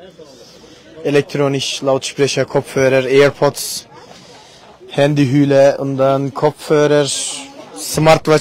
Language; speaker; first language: German; non-native, fluent; Turkish